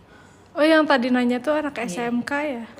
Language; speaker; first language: Indonesian; native; Indonesian